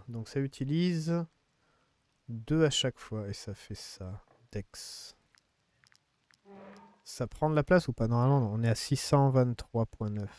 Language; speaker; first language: French; native; French